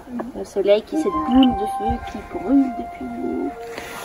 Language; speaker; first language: French; native; French